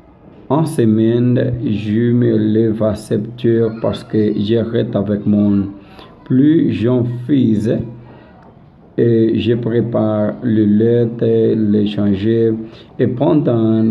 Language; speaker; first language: French; non-native, learner; Spanish